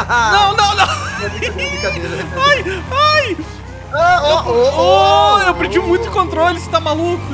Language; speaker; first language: Portuguese; native; Portuguese